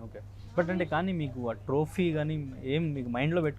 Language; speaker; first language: Telugu; native; Telugu